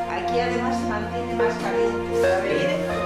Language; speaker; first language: Spanish; native; Spanish